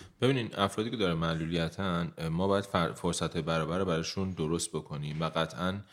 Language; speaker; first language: Persian; native; Persian